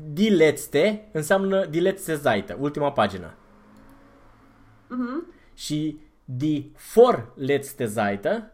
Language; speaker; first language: German; non-native, fluent; Romanian